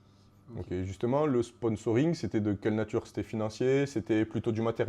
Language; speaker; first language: French; native; French